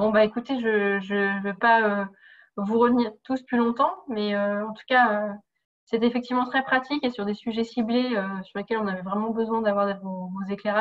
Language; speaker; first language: French; native; French